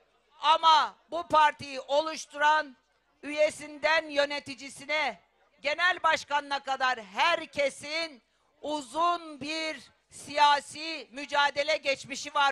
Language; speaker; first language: Turkish; native; Turkish